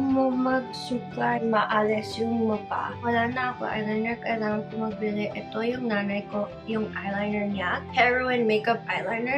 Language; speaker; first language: Filipino; non-native, learner; English